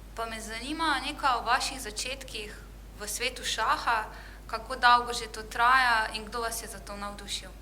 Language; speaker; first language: Slovenian; native; Slovenian